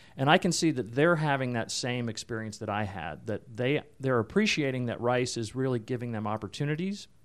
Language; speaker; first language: English; native; English